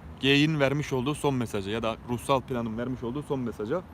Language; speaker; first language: Turkish; native; Turkish